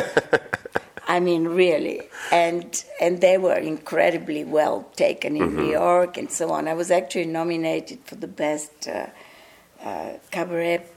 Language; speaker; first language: English; early bilingual, other home language; Bulgarian